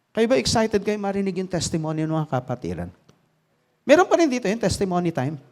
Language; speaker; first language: Filipino; native; Filipino